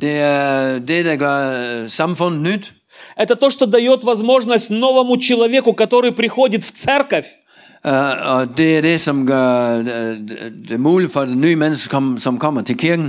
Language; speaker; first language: Danish; non-native, learner; Russian